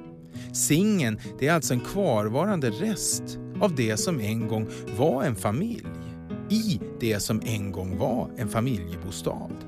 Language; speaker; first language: Swedish; native; Swedish